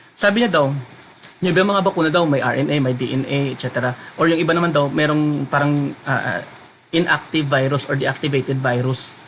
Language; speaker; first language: Filipino; non-native, local second language; Hiligaynon